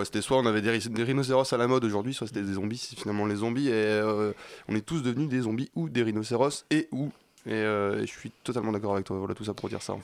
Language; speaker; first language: French; native; French